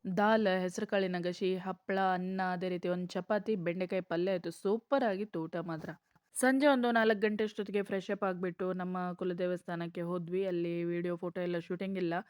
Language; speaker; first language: Kannada; native; Kannada